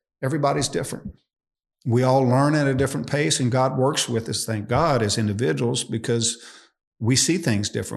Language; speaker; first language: English; native; English